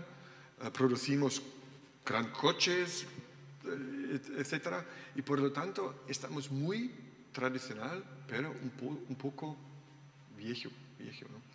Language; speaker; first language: Spanish; non-native, learner; German